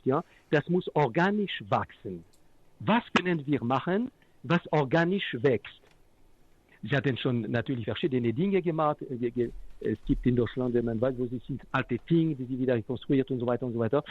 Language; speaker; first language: German; non-native, fluent; French